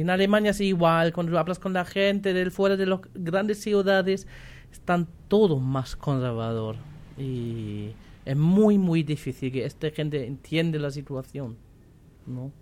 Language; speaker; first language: Spanish; non-native, fluent; German